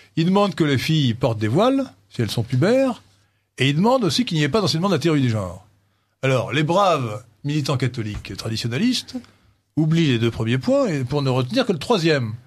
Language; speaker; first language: French; native; French